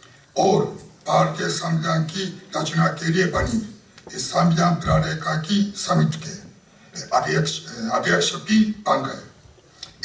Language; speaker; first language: Hindi; non-native, fluent; Japanese